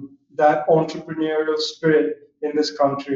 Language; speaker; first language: English; non-native, local second language; Gujarati